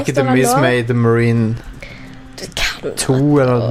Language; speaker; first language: Norwegian; native; Norwegian